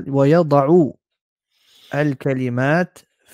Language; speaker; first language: Arabic; non-native, fluent; German